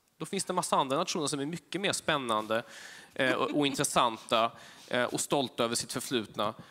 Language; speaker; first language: Swedish; early bilingual, other home language; Polish